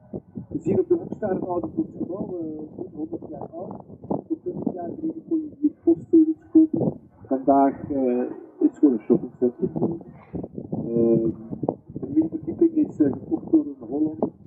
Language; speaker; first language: Dutch; native; Dutch